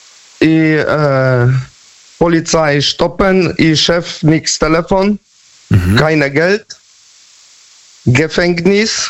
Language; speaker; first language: German; non-native, learner; Polish